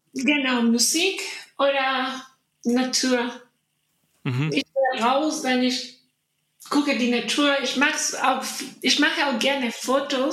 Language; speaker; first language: German; non-native, learner; Spanish